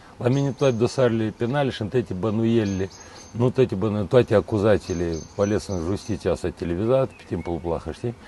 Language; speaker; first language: Romanian; non-native, local second language; Russian